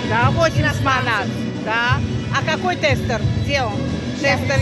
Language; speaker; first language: Russian; non-native, local second language; Azerbaijani